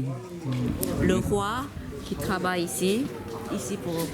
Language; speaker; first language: French; non-native, learner; Korean